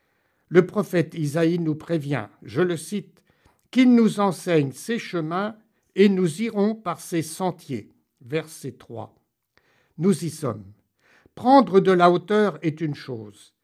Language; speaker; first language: French; native; French